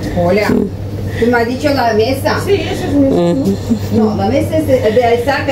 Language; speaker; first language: Spanish; native; Spanish